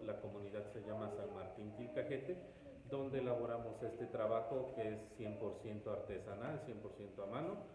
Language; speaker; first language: Spanish; native; Spanish